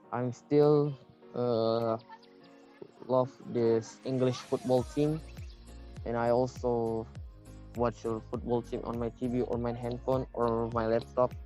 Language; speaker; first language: English; non-native, learner; Indonesian